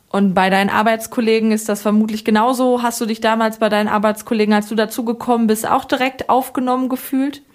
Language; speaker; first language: German; native; German